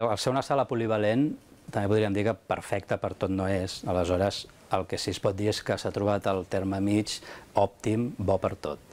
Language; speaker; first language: Catalan; native; Catalan